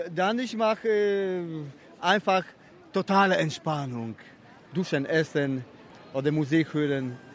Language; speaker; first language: German; non-native, fluent; Polish